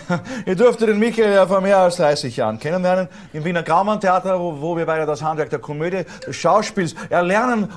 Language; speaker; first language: German; native; German